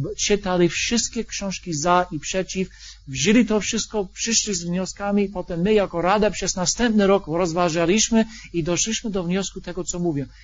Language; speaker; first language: Polish; non-native, fluent; English